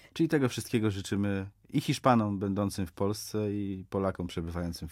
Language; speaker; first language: Polish; native; Polish